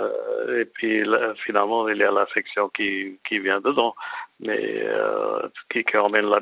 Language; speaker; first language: French; non-native, fluent; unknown